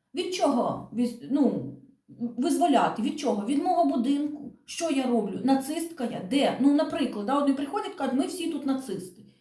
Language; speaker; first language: Ukrainian; non-native, local second language; Russian